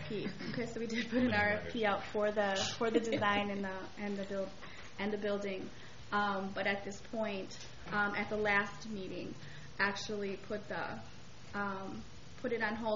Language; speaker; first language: English; native; English